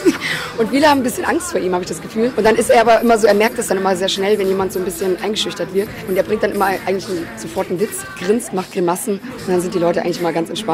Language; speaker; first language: German; native; German